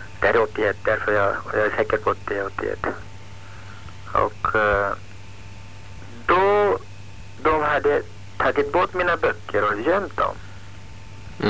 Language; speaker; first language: Swedish; non-native, fluent; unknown